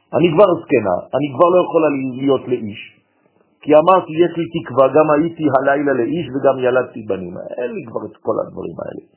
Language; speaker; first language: Hebrew; non-native, fluent; French